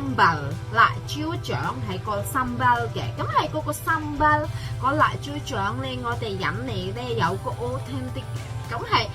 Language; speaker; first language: Cantonese; non-native, fluent; Indonesian